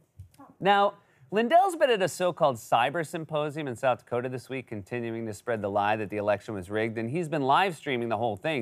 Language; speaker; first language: English; native; English